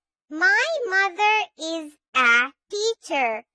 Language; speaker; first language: English; non-native, learner; Urdu